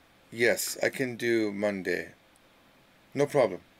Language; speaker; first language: English; native; English